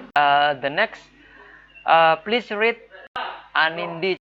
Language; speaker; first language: English; non-native, fluent; Indonesian